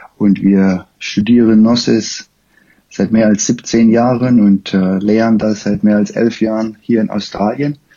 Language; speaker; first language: German; native; German